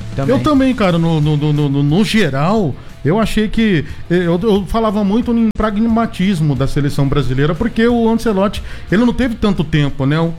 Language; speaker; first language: Portuguese; native; Portuguese